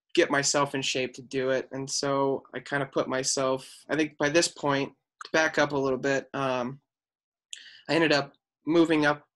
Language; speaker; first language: English; native; English